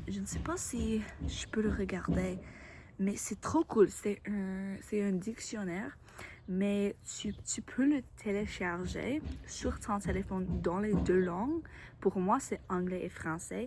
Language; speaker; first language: French; non-native, learner; English